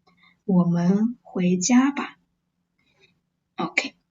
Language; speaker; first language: Chinese; non-native, fluent; English